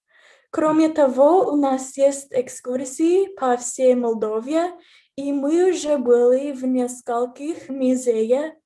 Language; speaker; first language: Russian; non-native, fluent; English